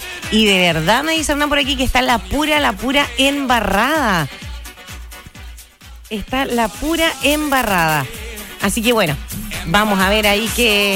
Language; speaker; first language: Spanish; native; Spanish